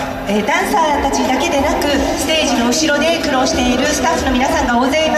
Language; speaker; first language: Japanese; native; Japanese